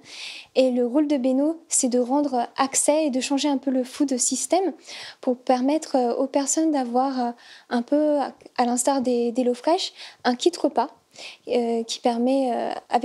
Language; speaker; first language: French; native; French